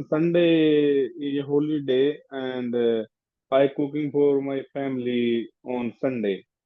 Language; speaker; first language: English; non-native, learner; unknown